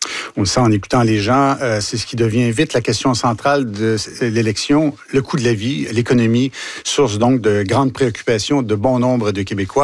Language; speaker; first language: French; native; French